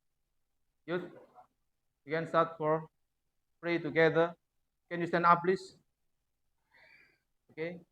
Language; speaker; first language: English; non-native, learner; Javanese